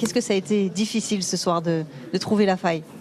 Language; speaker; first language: French; native; French